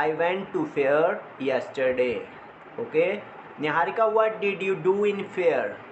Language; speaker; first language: English; non-native, fluent; Hindi